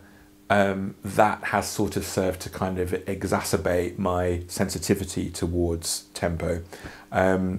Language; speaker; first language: English; native; English